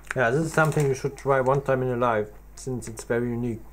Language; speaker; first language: English; non-native, fluent; German